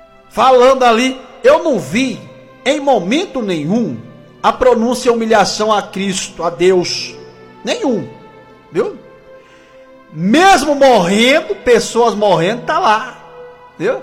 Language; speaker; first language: Portuguese; native; Portuguese